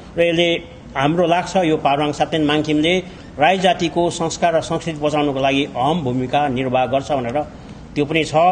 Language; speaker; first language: Nepali; native; Nepali